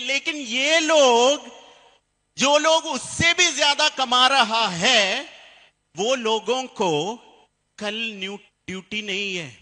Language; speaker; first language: Hindi; non-native, fluent; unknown